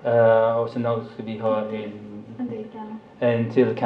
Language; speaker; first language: Swedish; non-native, fluent; English